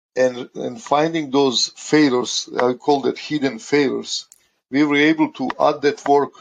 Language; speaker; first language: English; non-native, fluent; Croatian